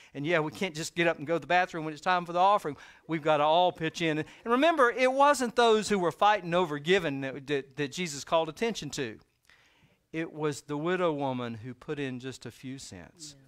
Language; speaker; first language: English; native; English